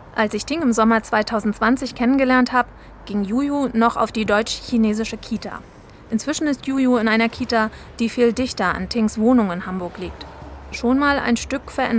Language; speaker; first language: German; native; German